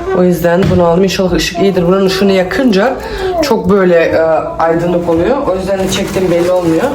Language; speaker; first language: Turkish; early bilingual, heritage; Turkish